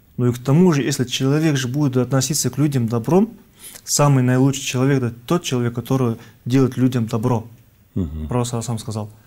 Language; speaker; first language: Russian; non-native, local second language; Kazakh